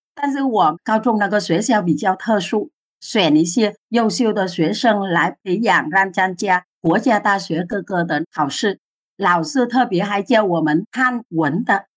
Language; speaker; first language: Chinese; non-native, fluent; Vietnamese